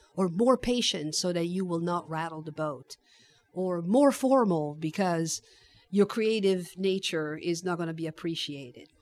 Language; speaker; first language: English; non-native, fluent; Italian